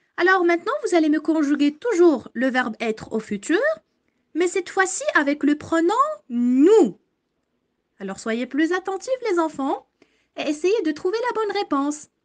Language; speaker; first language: French; non-native, local second language; Arabic